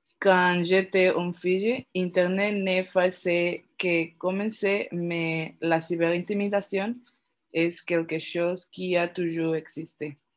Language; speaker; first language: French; non-native, learner; Spanish